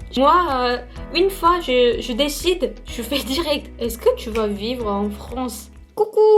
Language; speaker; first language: French; non-native, fluent; Korean